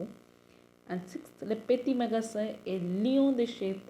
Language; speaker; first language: French; non-native, learner; Tamil